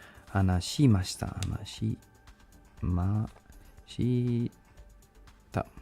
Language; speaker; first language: Japanese; non-native, learner; English